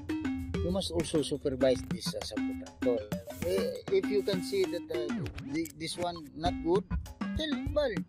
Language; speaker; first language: English; non-native, learner; Filipino